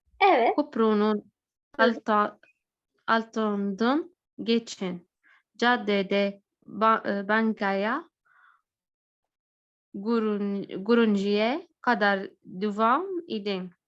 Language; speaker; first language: Turkish; non-native, learner; Arabic